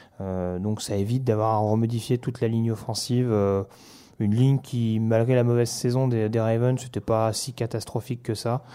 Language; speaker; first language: French; native; French